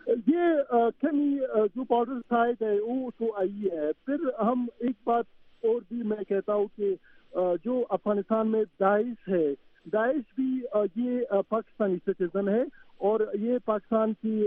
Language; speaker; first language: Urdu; non-native, fluent; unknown